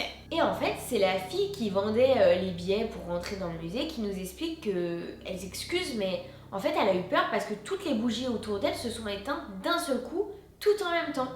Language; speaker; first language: French; native; French